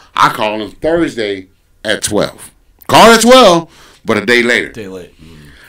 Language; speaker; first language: English; native; English